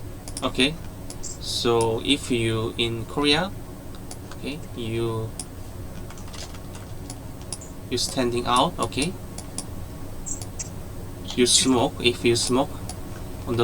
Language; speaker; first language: English; non-native, learner; Korean